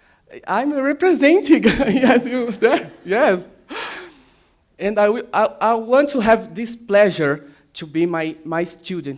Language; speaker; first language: English; non-native, learner; Portuguese